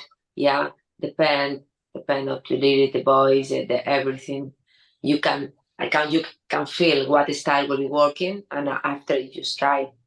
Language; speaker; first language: English; non-native, learner; Spanish